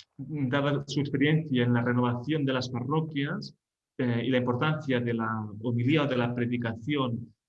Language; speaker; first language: Spanish; non-native, fluent; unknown